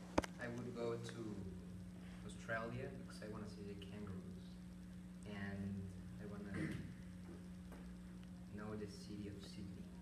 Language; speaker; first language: English; non-native, learner; Spanish